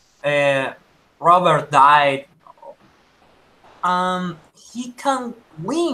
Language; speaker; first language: English; non-native, learner; Spanish